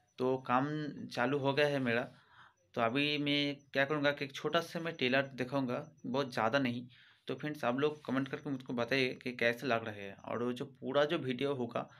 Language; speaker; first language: Hindi; non-native, local second language; Bangla